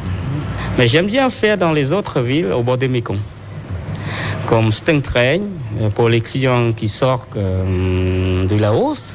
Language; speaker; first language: French; non-native, fluent; Khmer